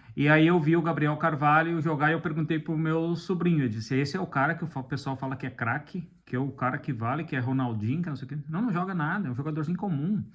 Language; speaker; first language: Portuguese; native; Portuguese